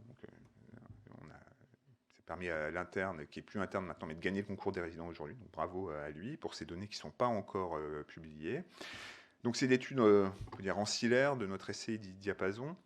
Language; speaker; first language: French; native; French